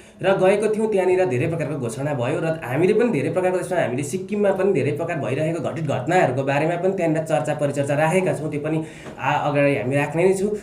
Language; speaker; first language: Nepali; native; Nepali